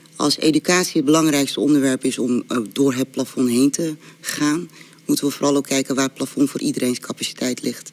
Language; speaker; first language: Dutch; early bilingual, other home language; Korean